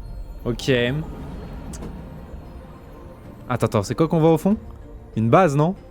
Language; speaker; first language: French; native; French